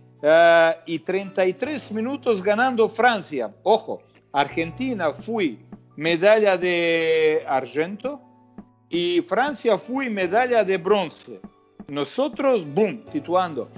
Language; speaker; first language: Spanish; non-native, fluent; Croatian